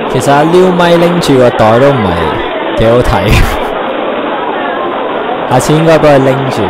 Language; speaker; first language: Cantonese; native; Cantonese